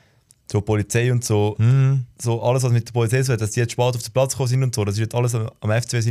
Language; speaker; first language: German; native; German